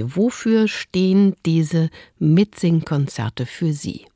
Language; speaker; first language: German; native; German